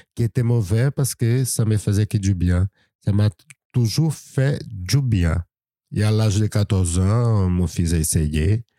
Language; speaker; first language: French; non-native, fluent; Portuguese